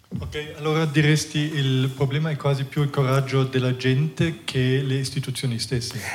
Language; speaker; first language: Italian; non-native, fluent; German